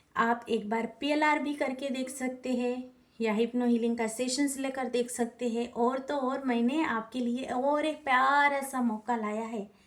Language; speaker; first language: Hindi; non-native, local second language; Marathi